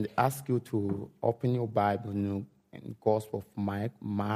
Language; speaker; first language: English; non-native, learner; Portuguese